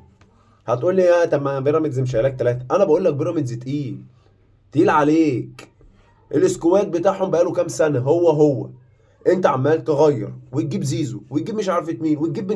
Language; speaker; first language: Arabic; native; Arabic